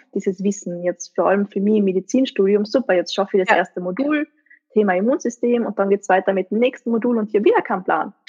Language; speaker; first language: German; native; German